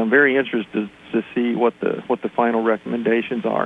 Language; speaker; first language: English; native; English